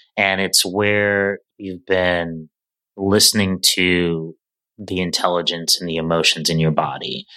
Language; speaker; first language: English; native; English